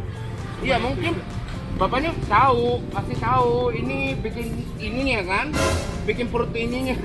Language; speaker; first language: Indonesian; non-native, learner; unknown